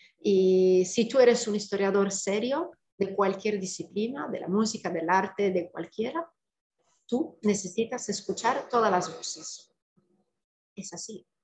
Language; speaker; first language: Spanish; non-native, fluent; Italian